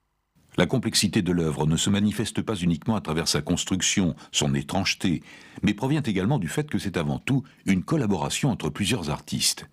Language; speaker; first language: French; native; French